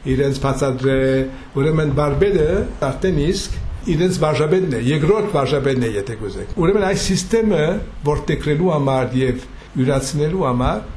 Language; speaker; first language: Armenian; early bilingual, heritage; Armenian